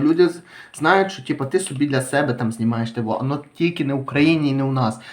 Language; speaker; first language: Ukrainian; native; Ukrainian